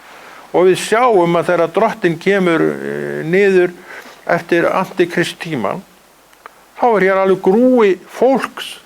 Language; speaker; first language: Icelandic; native; Icelandic